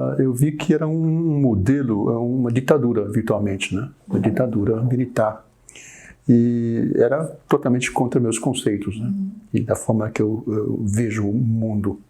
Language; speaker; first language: Portuguese; early bilingual, other home language; Chinese